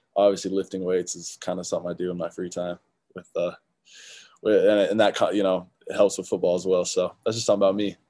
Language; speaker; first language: English; native; English